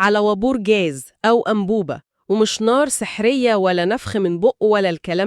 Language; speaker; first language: Arabic; native; Arabic